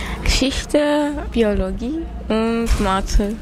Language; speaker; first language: German; non-native, learner; Armenian